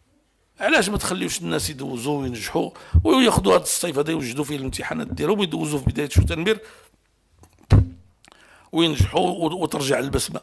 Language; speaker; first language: Arabic; native; Arabic